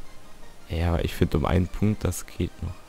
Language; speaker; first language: German; native; German